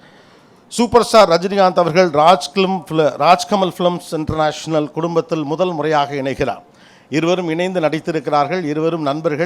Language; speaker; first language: Tamil; native; Tamil